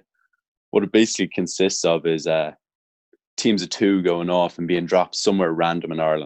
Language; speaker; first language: English; native; English